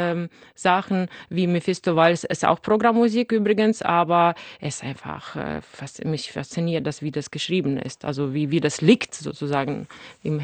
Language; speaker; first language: German; non-native, fluent; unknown